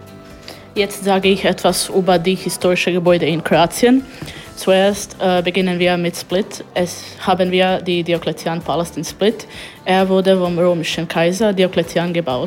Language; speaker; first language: German; non-native, learner; Croatian